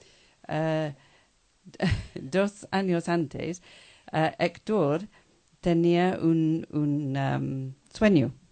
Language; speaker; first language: Spanish; non-native, fluent; English